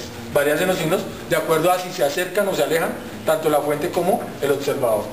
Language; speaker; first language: Spanish; native; Spanish